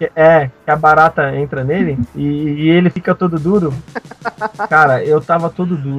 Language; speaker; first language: Portuguese; native; Portuguese